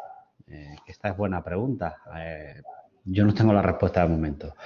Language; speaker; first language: Spanish; native; Spanish